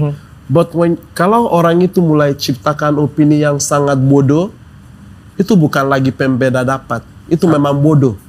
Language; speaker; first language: Indonesian; non-native, fluent; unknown